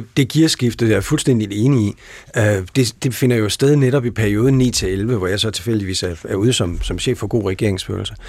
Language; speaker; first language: Danish; native; Danish